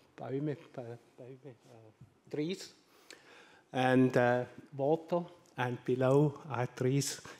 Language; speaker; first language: English; non-native, learner; German